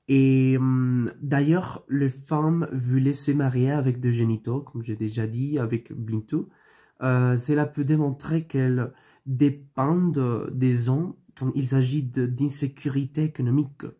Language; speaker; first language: French; non-native, learner; Spanish